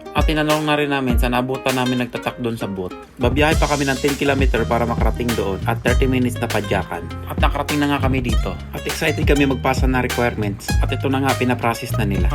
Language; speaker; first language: Filipino; native; Filipino